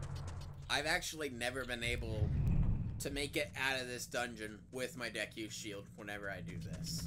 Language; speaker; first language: English; native; English